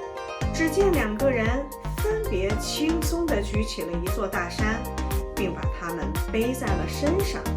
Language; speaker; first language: Chinese; native; Chinese